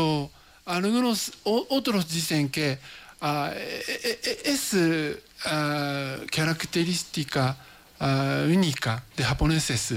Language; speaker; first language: Spanish; non-native, learner; Japanese